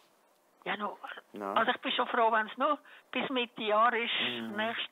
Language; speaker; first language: German; native; German